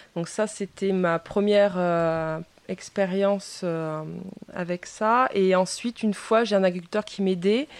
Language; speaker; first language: French; non-native, fluent; Spanish